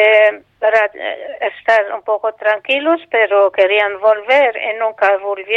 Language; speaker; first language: Spanish; non-native, fluent; Arabic